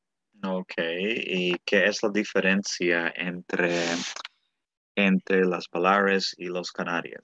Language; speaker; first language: Spanish; early bilingual, heritage; Spanish